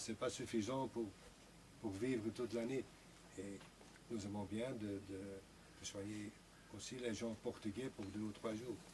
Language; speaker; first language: French; non-native, local second language; Dutch